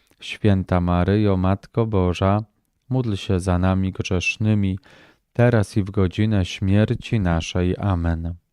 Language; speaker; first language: Polish; native; Polish